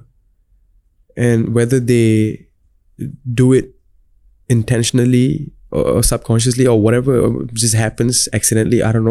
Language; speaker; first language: English; non-native, local second language; Tamil